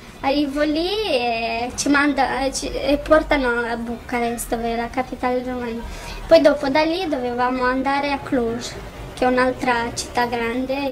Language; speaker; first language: Italian; non-native, fluent; Romanian